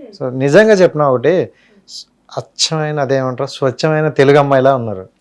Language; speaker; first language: Telugu; native; Telugu